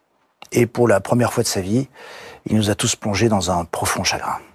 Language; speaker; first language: French; native; French